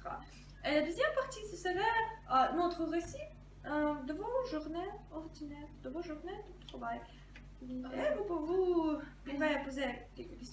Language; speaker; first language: French; non-native, fluent; Russian